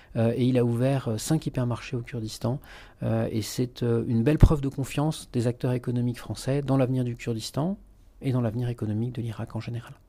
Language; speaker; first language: French; native; French